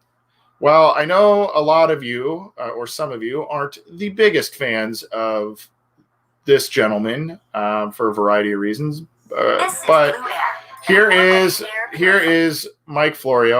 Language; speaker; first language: English; native; English